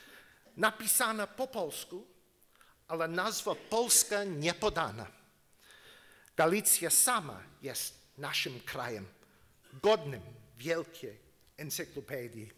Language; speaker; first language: Polish; non-native, learner; English